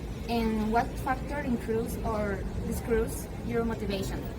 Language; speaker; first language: English; non-native, learner; Spanish